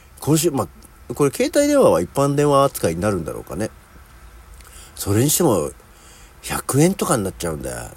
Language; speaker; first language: Japanese; native; Japanese